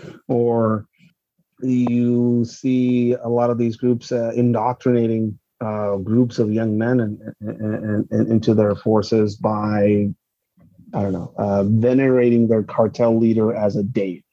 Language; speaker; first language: English; non-native, fluent; Spanish